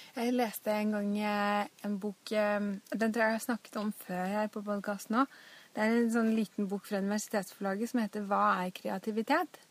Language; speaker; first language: Norwegian; native; Norwegian